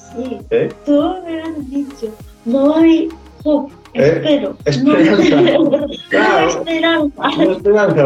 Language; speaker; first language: Spanish; non-native, learner; Japanese